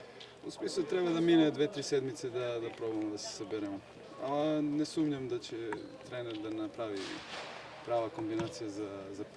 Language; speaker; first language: Bulgarian; non-native, learner; Serbian